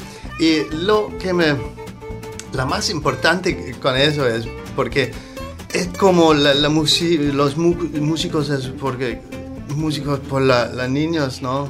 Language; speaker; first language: Spanish; non-native, learner; Danish